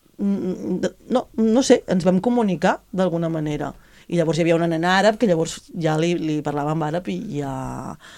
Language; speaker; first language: Catalan; native; Catalan